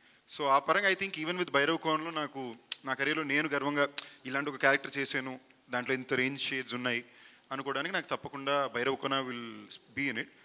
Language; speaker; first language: Telugu; native; Telugu